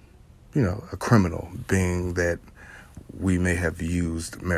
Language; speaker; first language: English; native; English